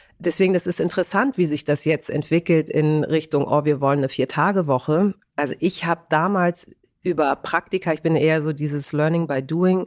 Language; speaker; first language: German; early bilingual, other home language; Greek